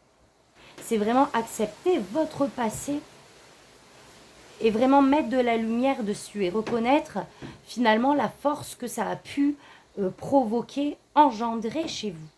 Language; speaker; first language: French; native; French